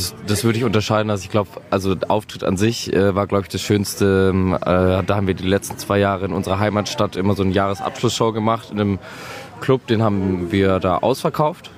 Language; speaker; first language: German; native; German